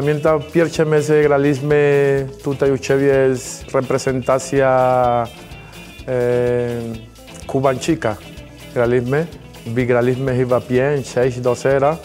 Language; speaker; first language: Polish; non-native, learner; Spanish